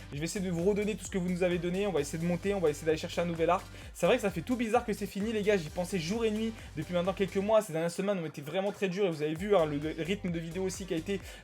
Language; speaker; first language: French; native; French